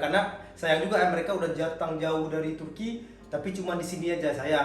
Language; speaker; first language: Indonesian; native; Indonesian